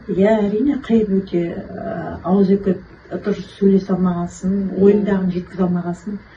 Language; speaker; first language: Kazakh; native; Kazakh